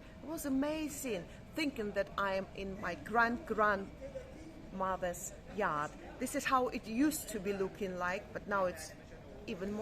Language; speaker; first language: English; non-native, fluent; Russian